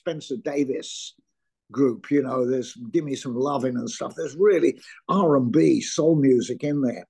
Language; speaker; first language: English; native; English